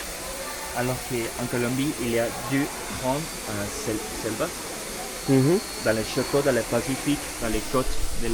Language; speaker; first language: French; non-native, learner; Spanish